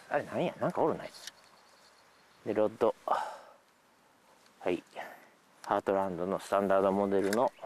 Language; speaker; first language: Japanese; native; Japanese